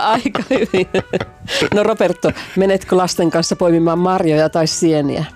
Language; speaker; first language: Finnish; native; Finnish